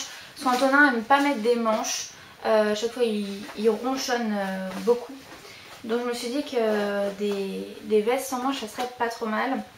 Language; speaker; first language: French; native; French